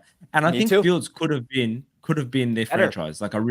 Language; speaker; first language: English; native; English